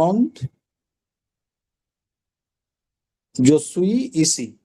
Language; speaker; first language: French; non-native, learner; Bangla